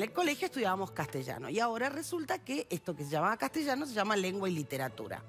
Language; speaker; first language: Spanish; native; Spanish